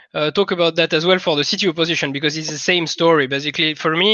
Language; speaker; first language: English; non-native, fluent; French